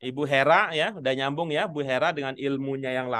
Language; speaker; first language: Indonesian; native; Indonesian